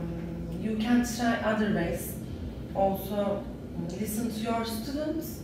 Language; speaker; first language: English; non-native, learner; Turkish